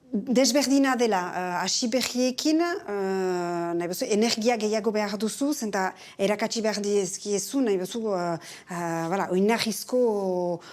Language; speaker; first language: Basque; native; Basque